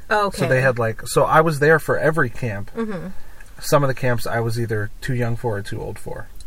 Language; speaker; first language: English; native; English